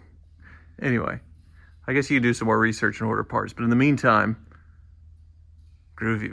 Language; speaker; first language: English; native; English